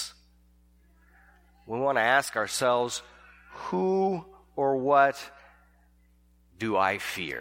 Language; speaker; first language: English; native; English